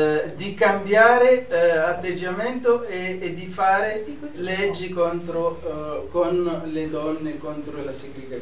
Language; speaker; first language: Italian; non-native, fluent; Arabic